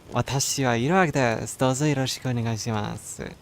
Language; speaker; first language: Japanese; non-native, learner; English